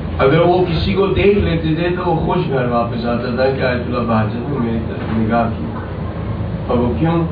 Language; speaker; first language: Urdu; native; Urdu